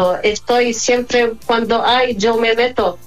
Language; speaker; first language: Spanish; non-native, fluent; Arabic